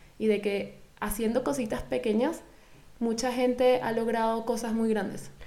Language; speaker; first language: Spanish; native; Spanish